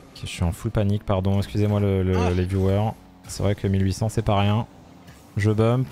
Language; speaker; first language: French; native; French